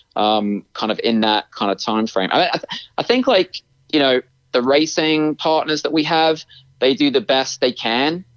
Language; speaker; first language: English; native; English